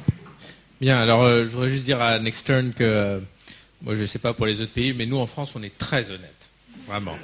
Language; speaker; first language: French; native; French